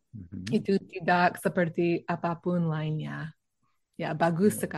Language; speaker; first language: Indonesian; non-native, learner; English